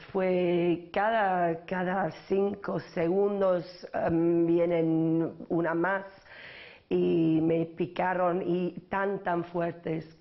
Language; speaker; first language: Spanish; non-native, learner; English